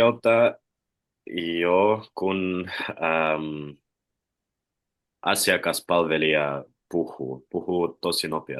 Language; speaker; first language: Finnish; non-native, learner; Russian